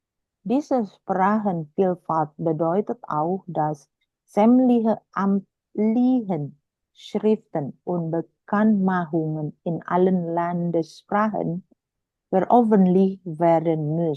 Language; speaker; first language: German; non-native, fluent; Indonesian